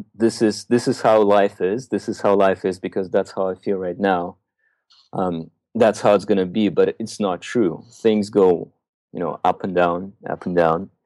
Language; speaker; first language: English; early bilingual, other home language; Russian